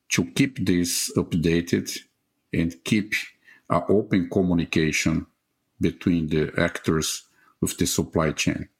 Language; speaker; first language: English; non-native, fluent; Portuguese